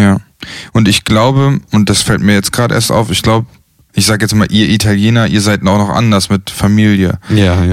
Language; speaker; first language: German; native; German